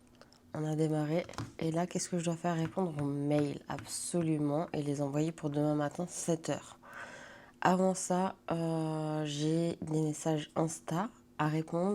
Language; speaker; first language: French; native; French